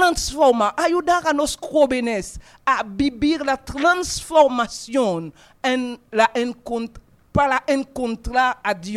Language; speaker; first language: Spanish; non-native, fluent; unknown